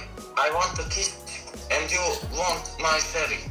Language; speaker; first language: English; non-native, learner; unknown